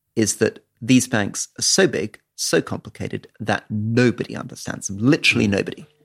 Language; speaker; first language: English; native; English